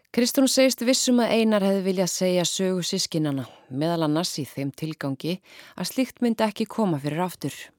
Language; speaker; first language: Icelandic; native; Icelandic